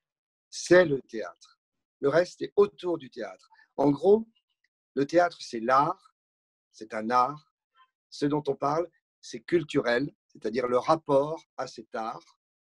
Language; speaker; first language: French; native; French